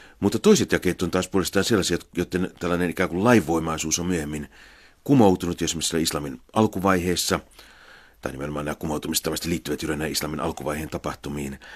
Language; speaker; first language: Finnish; native; Finnish